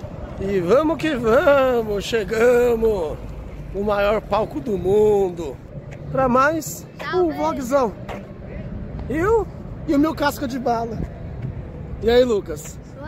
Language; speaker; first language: Portuguese; native; Portuguese